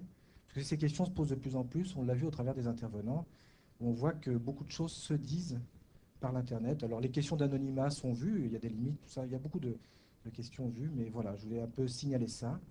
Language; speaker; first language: French; native; French